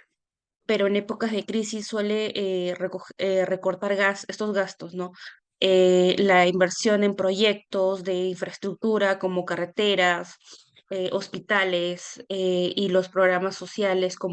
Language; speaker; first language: Spanish; native; Spanish